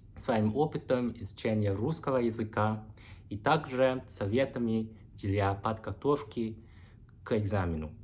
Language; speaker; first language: Russian; non-native, fluent; English